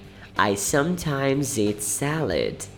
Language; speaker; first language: English; non-native, fluent; Portuguese